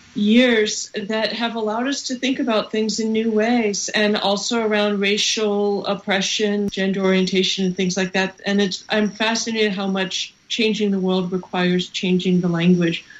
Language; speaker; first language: English; native; English